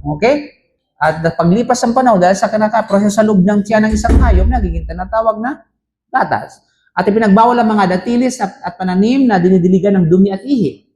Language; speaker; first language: Filipino; non-native, local second language; Cebuano